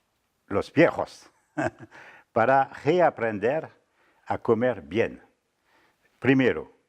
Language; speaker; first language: Spanish; non-native, fluent; French